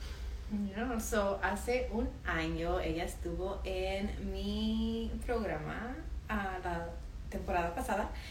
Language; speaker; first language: Spanish; early bilingual, heritage; Spanish